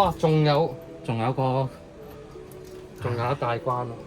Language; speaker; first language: Chinese; native; Chinese